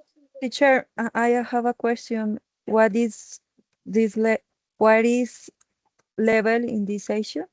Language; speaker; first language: English; non-native, learner; Spanish